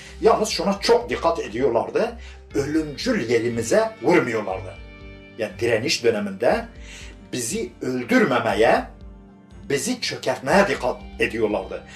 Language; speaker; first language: Turkish; non-native, local second language; Kurdish